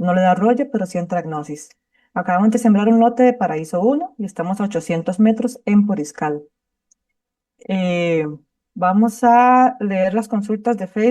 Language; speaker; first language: Spanish; native; Spanish